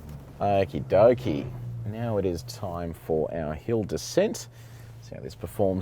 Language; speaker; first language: English; native; English